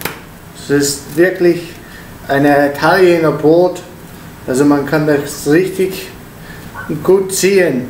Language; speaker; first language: German; non-native, learner; Italian